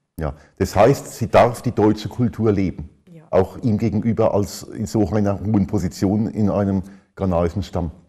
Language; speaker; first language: German; native; German